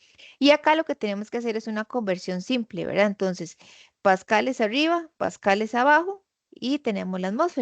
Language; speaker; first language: Spanish; native; Spanish